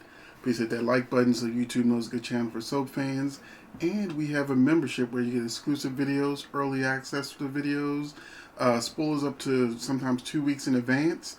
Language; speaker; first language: English; native; English